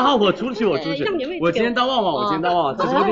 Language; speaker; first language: Chinese; native; Chinese